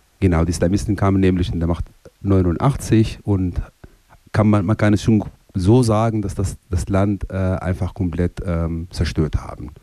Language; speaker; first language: German; non-native, fluent; Arabic